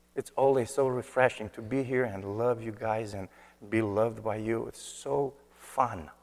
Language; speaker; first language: English; non-native, fluent; Romanian